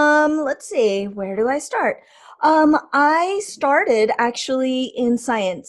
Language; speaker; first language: English; native; English